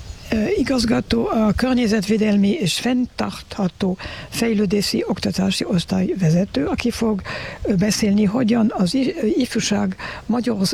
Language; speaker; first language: Hungarian; non-native, learner; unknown